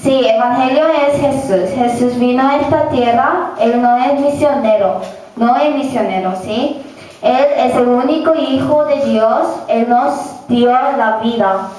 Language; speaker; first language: Spanish; non-native, learner; Korean